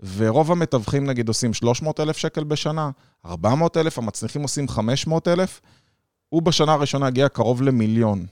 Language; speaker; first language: Hebrew; native; Hebrew